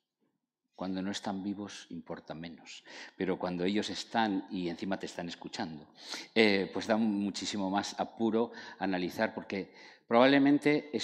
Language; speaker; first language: Spanish; native; Spanish